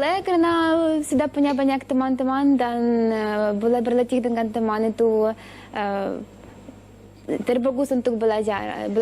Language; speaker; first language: Indonesian; non-native, learner; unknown